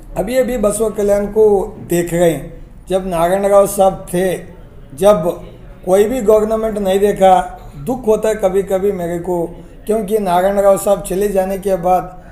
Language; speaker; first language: Hindi; non-native, local second language; Kannada